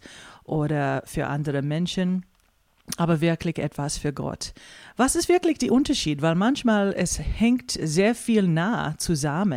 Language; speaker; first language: German; non-native, fluent; English